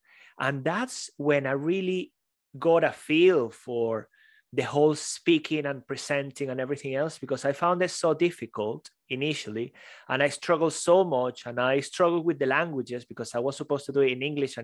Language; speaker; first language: English; non-native, fluent; Spanish